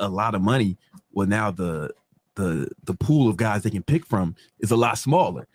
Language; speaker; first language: English; non-native, fluent; Italian